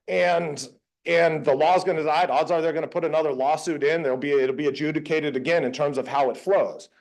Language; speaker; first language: English; native; English